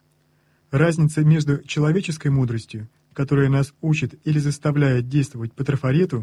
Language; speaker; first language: Russian; native; Russian